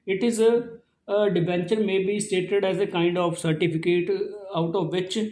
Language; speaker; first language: English; non-native, local second language; Punjabi